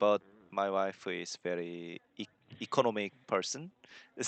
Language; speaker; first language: English; non-native, learner; Korean